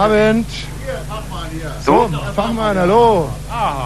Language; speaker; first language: German; native; German